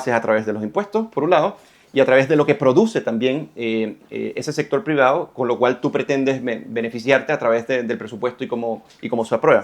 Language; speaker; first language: Spanish; native; Spanish